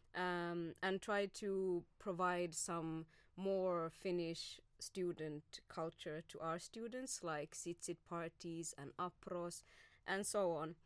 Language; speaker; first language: English; non-native, fluent; Finnish